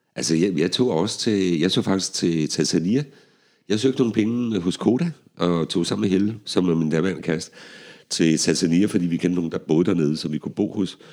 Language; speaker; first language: Danish; native; Danish